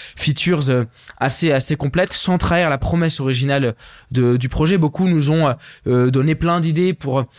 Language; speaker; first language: French; native; French